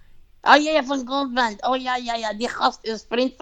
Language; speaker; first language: Dutch; non-native, fluent; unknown